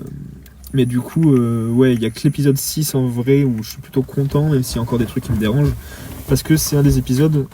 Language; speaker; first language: French; native; French